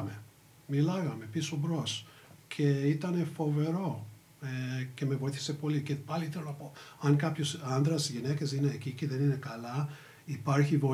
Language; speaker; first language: Greek; early bilingual, heritage; English